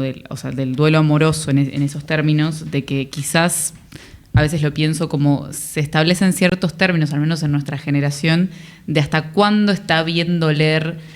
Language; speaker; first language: Spanish; native; Spanish